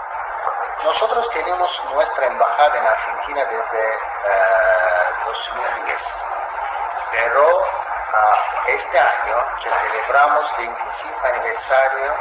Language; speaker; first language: Spanish; non-native, fluent; Azerbaijani